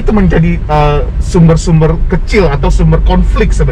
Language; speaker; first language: Indonesian; native; Indonesian